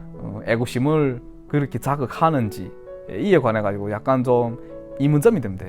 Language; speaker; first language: Korean; early bilingual, heritage; Korean